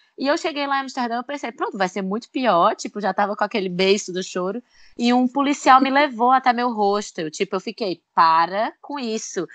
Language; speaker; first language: Portuguese; native; Portuguese